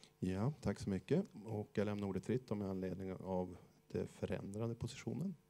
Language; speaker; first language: Swedish; native; Swedish